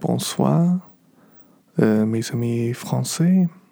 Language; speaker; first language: French; non-native, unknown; English